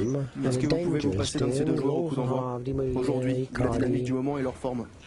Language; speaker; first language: French; native; French